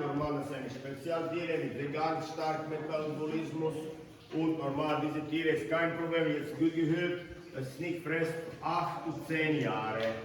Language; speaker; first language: German; non-native, learner; Croatian